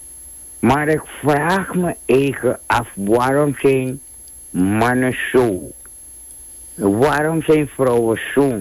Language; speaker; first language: Dutch; non-native, local second language; Sranan Tongo